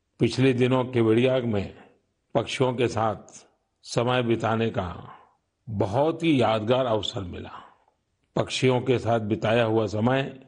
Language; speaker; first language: Hindi; non-native, local second language; Gujarati